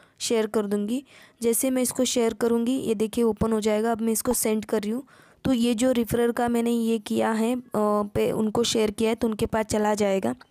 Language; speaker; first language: Hindi; non-native, local second language; Marathi